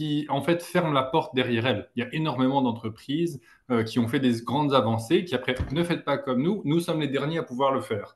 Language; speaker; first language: French; native; French